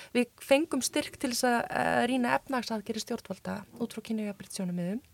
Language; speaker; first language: Icelandic; native; Icelandic